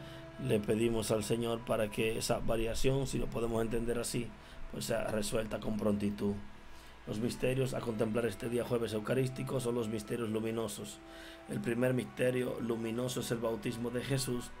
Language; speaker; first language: Spanish; native; Spanish